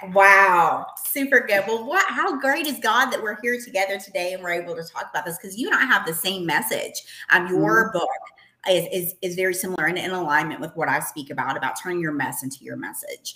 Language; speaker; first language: English; native; English